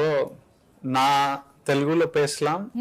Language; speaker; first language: Tamil; non-native, learner; Telugu